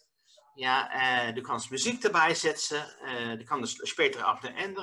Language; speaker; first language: German; non-native, learner; Dutch